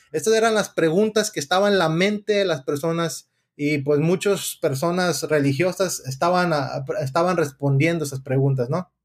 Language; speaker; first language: Spanish; early bilingual, heritage; Spanish